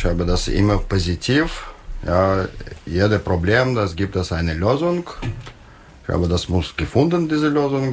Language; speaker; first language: German; non-native, learner; Russian